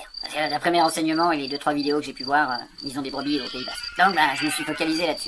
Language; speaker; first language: French; native; French